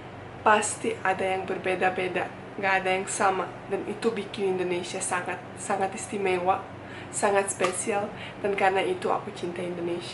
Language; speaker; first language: Indonesian; non-native, fluent; Bosnian